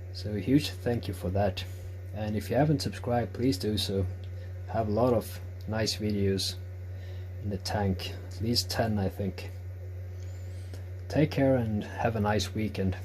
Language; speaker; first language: English; non-native, fluent; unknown